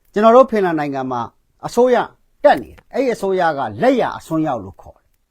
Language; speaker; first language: Burmese; non-native, local second language; Kachin